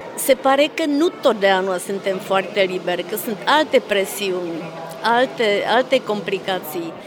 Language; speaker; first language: Romanian; non-native, fluent; Czech